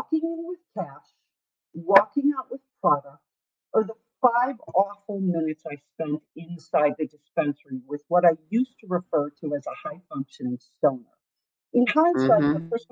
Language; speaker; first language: English; native; English